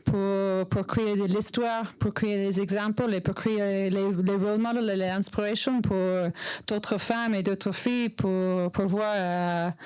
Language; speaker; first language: French; non-native, learner; English